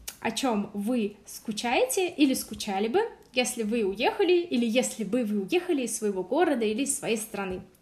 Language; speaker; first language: Russian; native; Russian